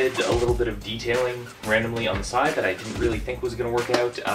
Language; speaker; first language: English; native; English